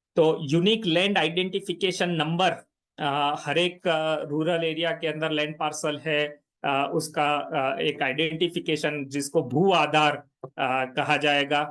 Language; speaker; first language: Hindi; non-native, local second language; Gujarati